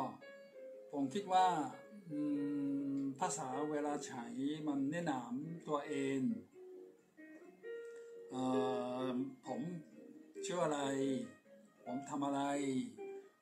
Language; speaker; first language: Thai; non-native, fluent; Japanese